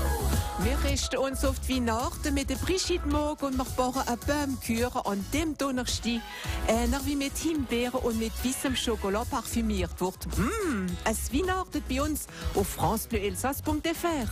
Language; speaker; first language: German; native; German